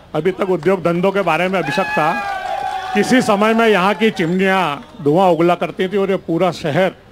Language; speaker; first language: Hindi; native; Hindi